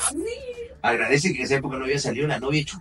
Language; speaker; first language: Spanish; native; Spanish